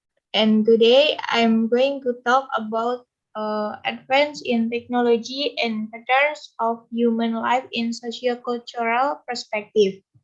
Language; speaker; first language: English; non-native, learner; Indonesian